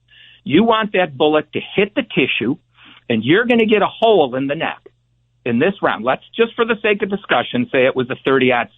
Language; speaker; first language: English; native; English